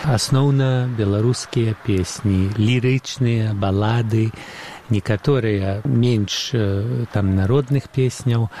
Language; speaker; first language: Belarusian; early bilingual, heritage; Belarusian